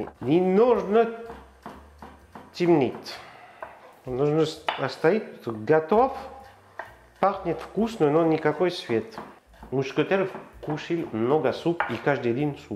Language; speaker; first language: Russian; non-native, learner; French